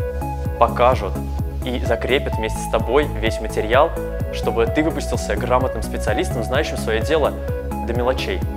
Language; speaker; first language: Russian; native; Russian